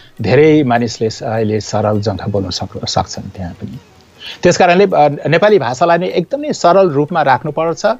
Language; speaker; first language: Nepali; non-native, local second language; Newari